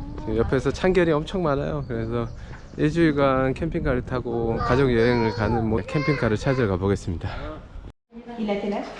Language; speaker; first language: Korean; native; Korean